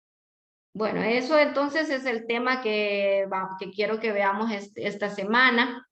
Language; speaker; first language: Spanish; native; Spanish